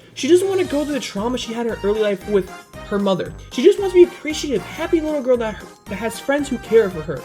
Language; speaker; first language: English; native; English